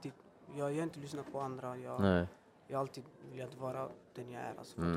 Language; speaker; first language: Swedish; early bilingual, other home language; Albanian